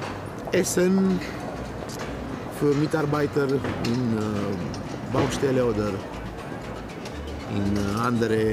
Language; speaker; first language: German; non-native, learner; Romanian